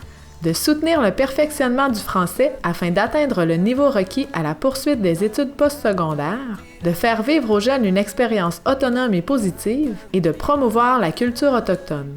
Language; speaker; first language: French; native; French